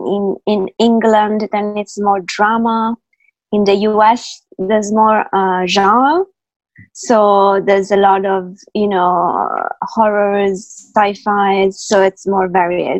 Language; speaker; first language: English; native; English